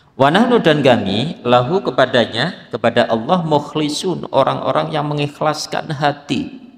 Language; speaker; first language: Indonesian; native; Indonesian